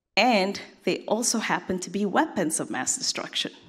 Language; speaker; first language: English; non-native, fluent; Tigrinya